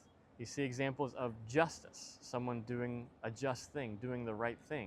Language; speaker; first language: English; native; English